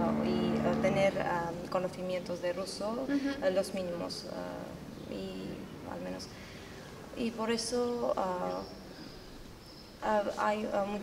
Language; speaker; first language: Spanish; non-native, fluent; Armenian